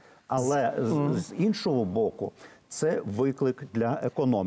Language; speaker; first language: Ukrainian; non-native, fluent; Lithuanian